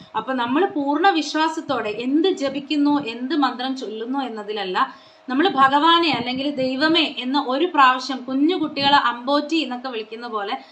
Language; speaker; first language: Malayalam; non-native, local second language; Konkani